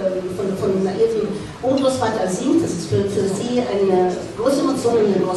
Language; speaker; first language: German; non-native, fluent; Russian